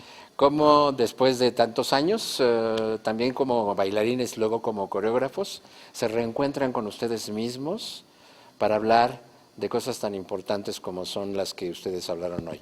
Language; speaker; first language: Spanish; native; Spanish